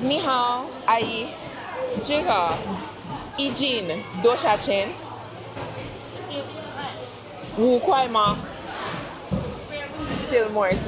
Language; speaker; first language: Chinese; non-native, learner; Jamaican Creole English